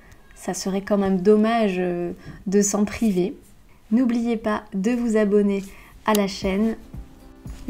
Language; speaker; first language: French; native; French